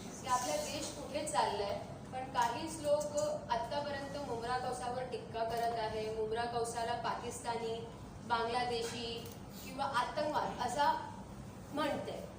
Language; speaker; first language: Marathi; non-native, local second language; Urdu